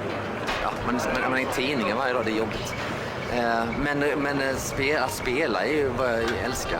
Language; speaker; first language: Swedish; native; Swedish